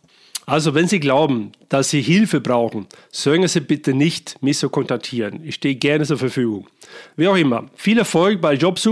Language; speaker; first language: German; non-native, fluent; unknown